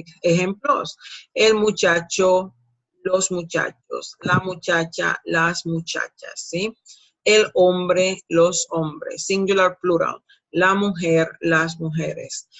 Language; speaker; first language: Spanish; non-native, fluent; English